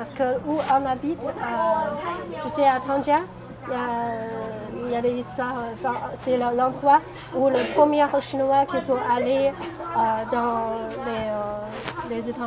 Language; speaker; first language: French; non-native, fluent; Chinese